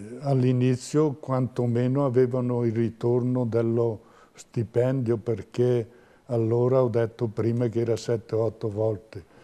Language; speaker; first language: Italian; native; Italian